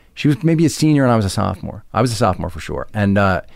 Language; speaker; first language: English; native; English